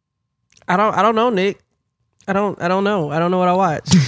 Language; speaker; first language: English; native; English